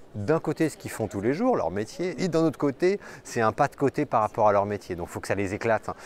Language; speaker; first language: French; native; French